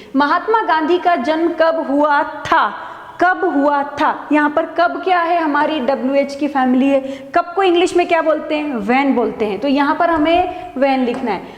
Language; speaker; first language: Hindi; native; Hindi